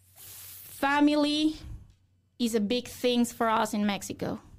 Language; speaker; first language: English; non-native, fluent; Spanish